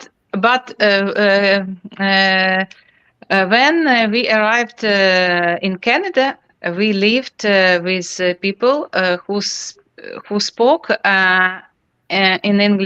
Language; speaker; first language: English; non-native, learner; Ukrainian